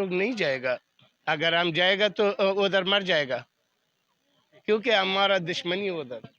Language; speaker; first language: Hindi; non-native, learner; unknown